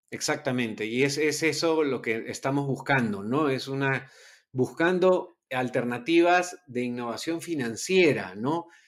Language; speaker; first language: Spanish; native; Spanish